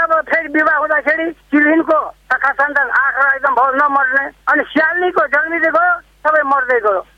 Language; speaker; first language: Nepali; non-native, local second language; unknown